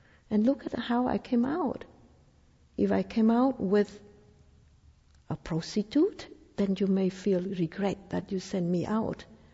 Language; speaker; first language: English; non-native, fluent; Thai